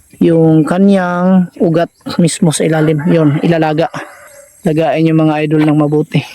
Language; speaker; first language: Filipino; non-native, local second language; Cebuano